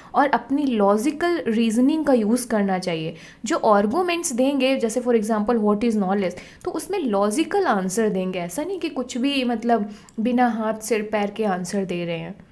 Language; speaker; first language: Hindi; native; Hindi